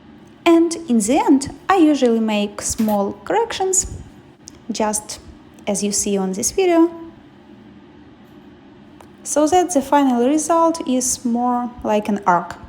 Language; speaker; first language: English; non-native, fluent; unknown